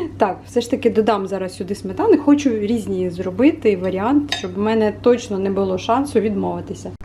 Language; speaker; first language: Ukrainian; native; Ukrainian